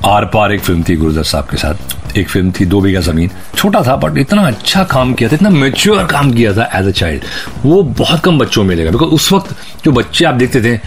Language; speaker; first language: Hindi; native; Hindi